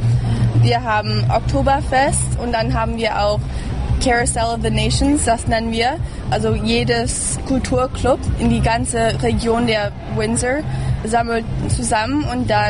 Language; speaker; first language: German; early bilingual, heritage; English